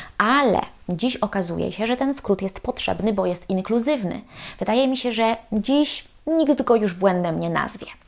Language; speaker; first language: Polish; native; Polish